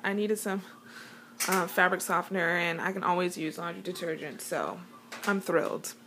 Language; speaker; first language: English; native; English